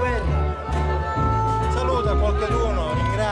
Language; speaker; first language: Italian; native; Italian